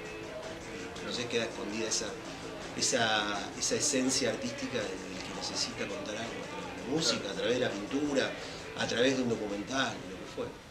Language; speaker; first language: Spanish; native; Spanish